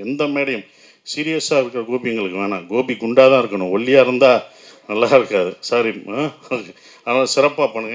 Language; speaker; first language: Tamil; native; Tamil